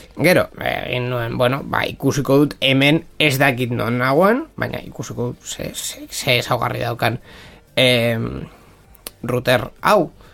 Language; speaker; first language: Basque; non-native, local second language; Spanish